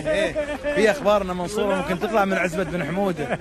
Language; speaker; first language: Arabic; native; Arabic